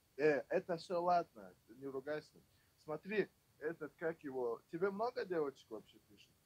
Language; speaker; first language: Russian; non-native, local second language; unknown